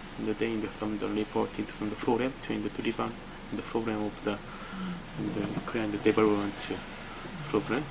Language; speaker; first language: English; non-native, learner; Korean